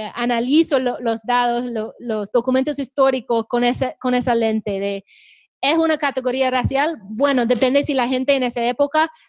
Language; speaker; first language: Spanish; non-native, fluent; English